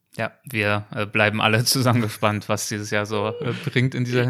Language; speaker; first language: German; native; German